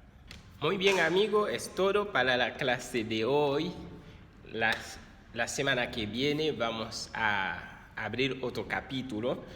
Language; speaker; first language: Spanish; non-native, fluent; Haitian Creole